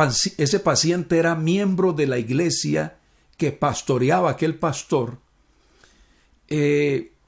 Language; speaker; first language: Spanish; native; Spanish